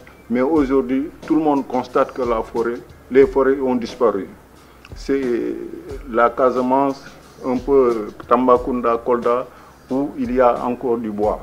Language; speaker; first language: French; non-native, local second language; Wolof